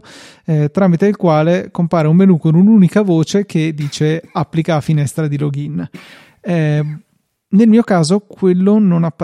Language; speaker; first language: Italian; native; Italian